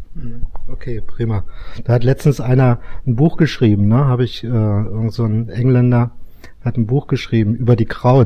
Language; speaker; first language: German; native; German